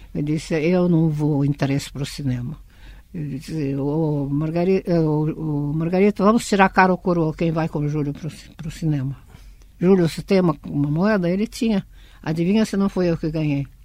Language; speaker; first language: Portuguese; early bilingual, other home language; Russian